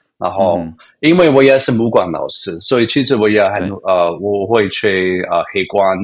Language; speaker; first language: Chinese; non-native, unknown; English